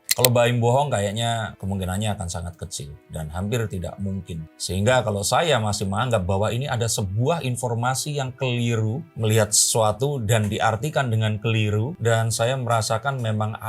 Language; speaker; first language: Indonesian; native; Indonesian